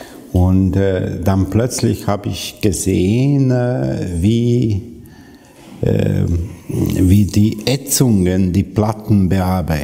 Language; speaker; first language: German; non-native, fluent; Hungarian